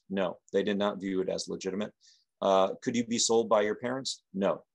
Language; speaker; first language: English; native; English